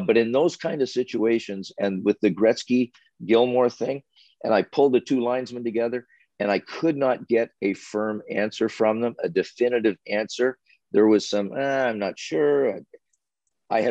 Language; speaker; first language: English; native; English